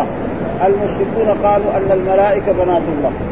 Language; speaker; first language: Arabic; native; Arabic